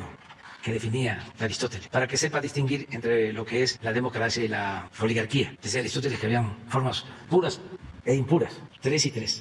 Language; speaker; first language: Spanish; native; Spanish